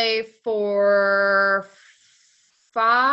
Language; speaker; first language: English; native; English